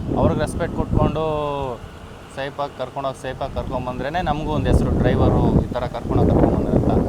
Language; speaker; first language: Kannada; non-native, local second language; Telugu